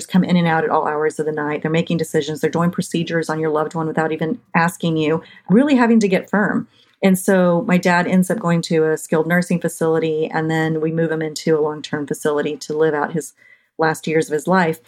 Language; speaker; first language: English; native; English